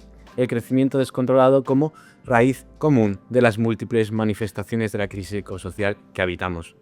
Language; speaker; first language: Spanish; native; Spanish